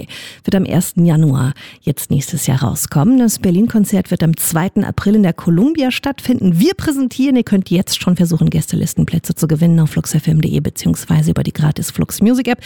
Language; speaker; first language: German; native; German